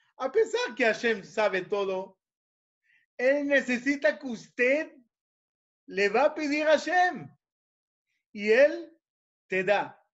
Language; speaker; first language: Spanish; non-native, fluent; Hebrew